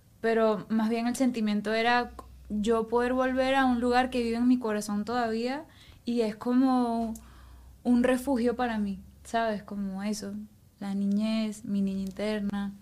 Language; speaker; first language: Spanish; native; Spanish